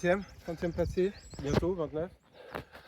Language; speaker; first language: French; native; French